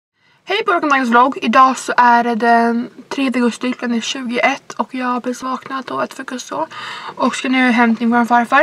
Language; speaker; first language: Swedish; native; Swedish